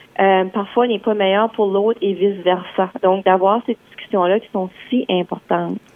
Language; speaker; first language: French; native; French